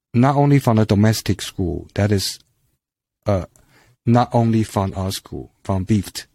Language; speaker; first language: English; non-native, fluent; Chinese